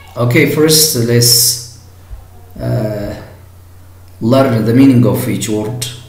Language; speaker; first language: English; non-native, fluent; Amharic